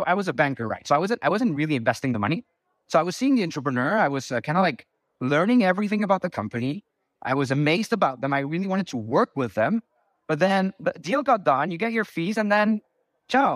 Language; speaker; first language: English; non-native, fluent; Spanish